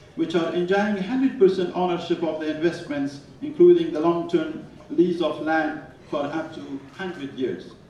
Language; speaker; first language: English; non-native, fluent; Persian